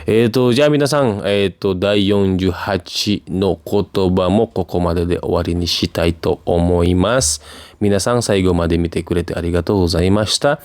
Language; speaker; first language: Japanese; non-native, fluent; Indonesian